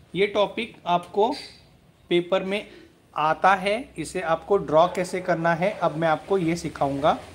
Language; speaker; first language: Hindi; non-native, local second language; Marathi